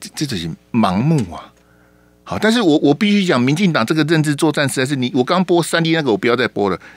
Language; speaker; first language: Chinese; native; Chinese